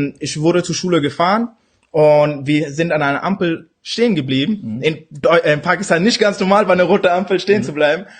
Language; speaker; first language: German; early bilingual, other home language; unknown